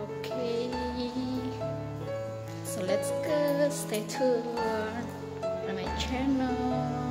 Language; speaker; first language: English; non-native, learner; Indonesian